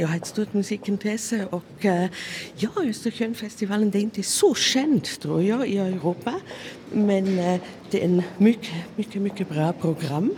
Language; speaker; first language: Swedish; non-native, learner; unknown